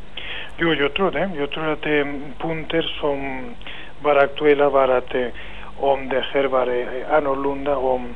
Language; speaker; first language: Swedish; non-native, fluent; Spanish